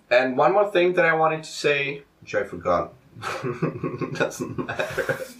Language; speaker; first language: English; non-native, fluent; Czech